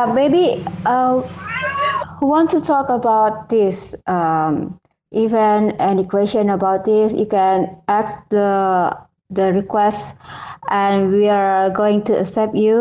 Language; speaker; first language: English; non-native, learner; Indonesian